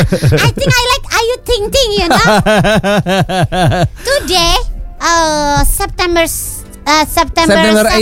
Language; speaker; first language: English; non-native, learner; Indonesian